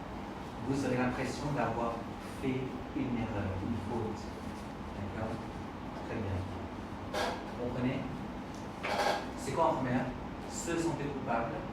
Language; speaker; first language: French; non-native, fluent; Khmer